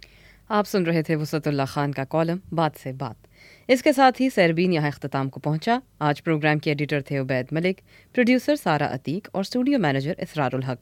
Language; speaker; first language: Urdu; native; Urdu